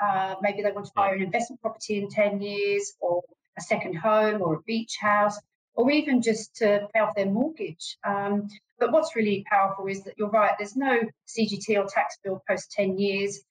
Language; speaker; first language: English; native; English